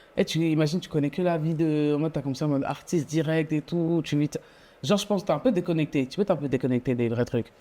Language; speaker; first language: French; native; French